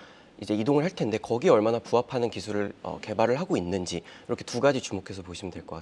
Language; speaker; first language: Korean; native; Korean